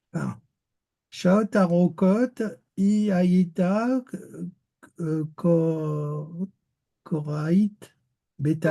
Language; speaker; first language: Hebrew; non-native, learner; French